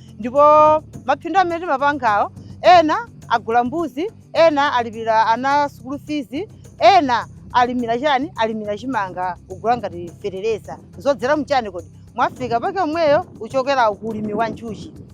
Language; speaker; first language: Nyanja; native; Nyanja